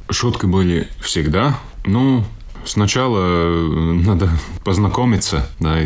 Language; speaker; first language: Russian; non-native, local second language; Latvian